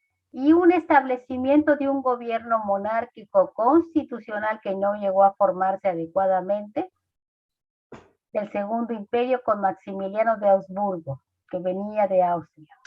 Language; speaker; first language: Spanish; native; Spanish